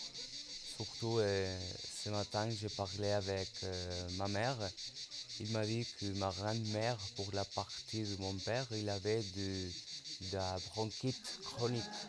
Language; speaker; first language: French; non-native, learner; Spanish